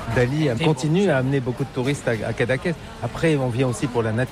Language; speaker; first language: French; native; French